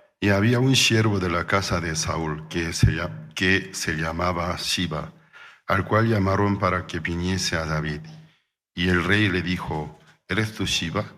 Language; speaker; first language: Spanish; non-native, fluent; Korean